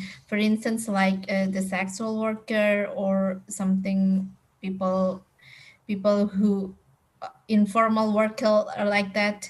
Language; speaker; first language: English; non-native, fluent; Indonesian